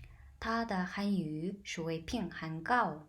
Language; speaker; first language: Chinese; non-native, fluent; Mongolian